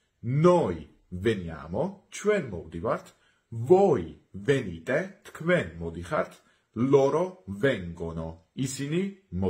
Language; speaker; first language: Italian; non-native, fluent; Georgian